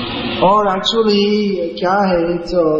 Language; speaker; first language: Hindi; non-native, learner; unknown